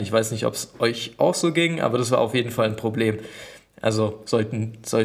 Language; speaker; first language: German; native; German